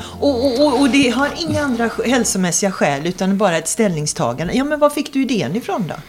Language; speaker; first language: Swedish; native; Swedish